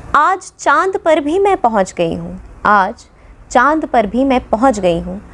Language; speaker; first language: Hindi; non-native, local second language; Dogri